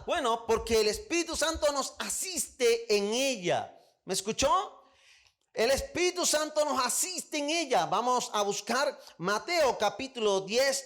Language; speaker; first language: Spanish; native; Spanish